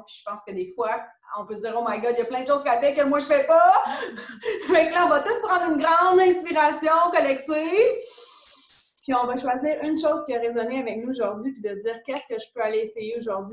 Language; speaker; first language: French; native; French